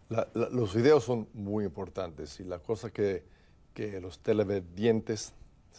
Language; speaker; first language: Spanish; non-native, fluent; English